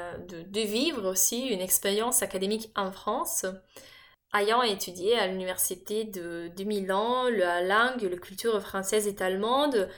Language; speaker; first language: French; non-native, fluent; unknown